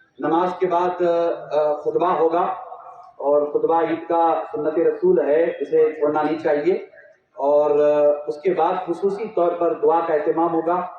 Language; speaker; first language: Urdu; native; Urdu